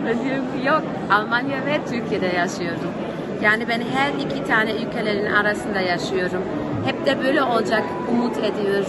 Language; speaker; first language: Turkish; early bilingual, heritage; German